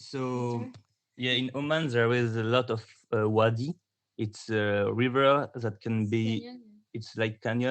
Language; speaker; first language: English; non-native, learner; French